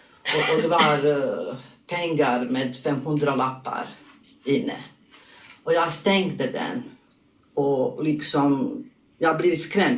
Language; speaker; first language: Swedish; non-native, learner; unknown